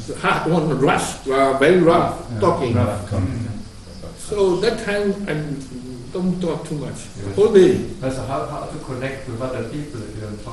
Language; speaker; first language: English; non-native, learner; Burmese